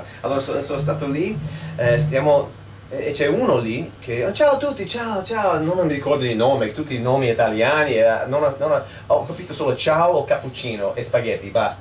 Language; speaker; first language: Italian; non-native, learner; English